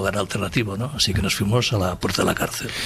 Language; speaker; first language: Spanish; native; Spanish